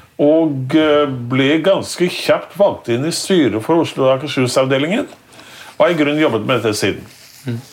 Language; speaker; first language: Norwegian; native; Norwegian